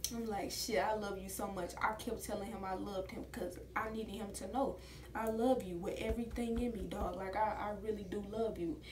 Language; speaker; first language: English; native; English